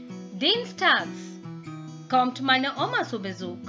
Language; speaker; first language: German; non-native, fluent; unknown